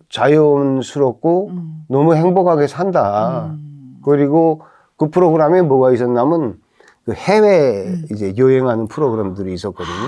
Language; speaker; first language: Korean; native; Korean